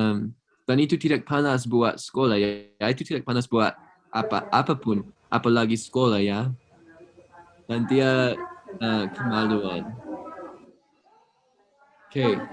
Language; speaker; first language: Indonesian; non-native, fluent; English